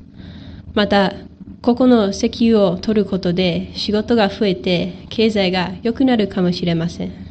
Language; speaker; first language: Japanese; non-native, learner; English